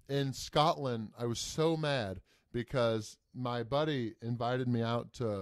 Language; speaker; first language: English; native; English